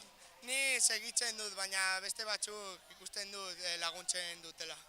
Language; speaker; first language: Basque; non-native, local second language; Spanish